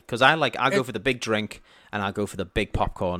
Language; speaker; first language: English; native; English